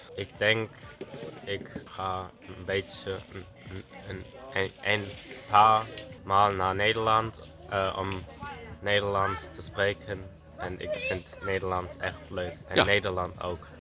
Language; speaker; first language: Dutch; non-native, learner; German